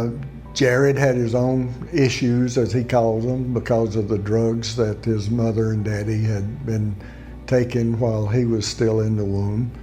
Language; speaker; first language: English; native; English